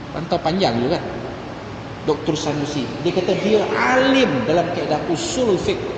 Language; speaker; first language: Malay; native; Malay